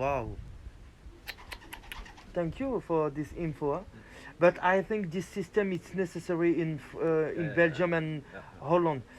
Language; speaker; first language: English; non-native, learner; French